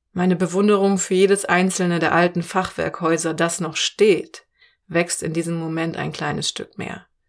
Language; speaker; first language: German; native; German